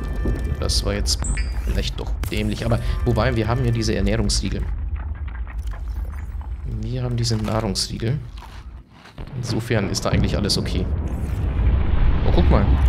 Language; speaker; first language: German; native; German